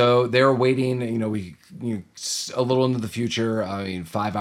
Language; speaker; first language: English; native; English